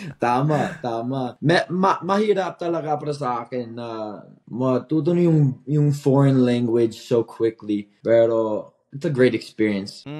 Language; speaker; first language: Filipino; non-native, fluent; English